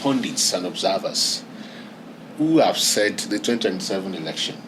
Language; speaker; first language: English; non-native, local second language; Yoruba